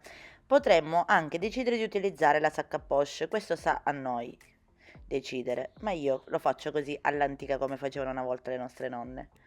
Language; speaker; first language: Italian; native; Italian